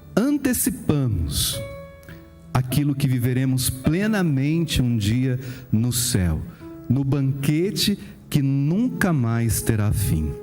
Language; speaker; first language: Portuguese; native; Portuguese